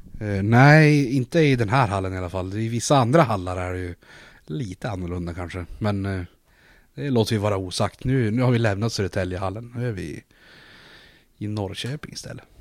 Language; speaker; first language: Swedish; native; Swedish